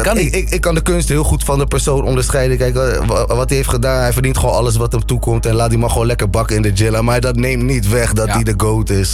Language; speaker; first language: Dutch; native; Dutch